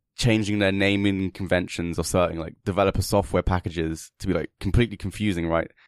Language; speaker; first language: English; native; English